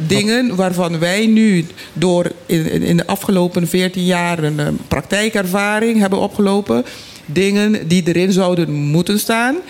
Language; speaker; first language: Dutch; non-native, local second language; Papiamento